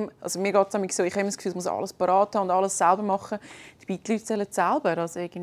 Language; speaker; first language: German; native; German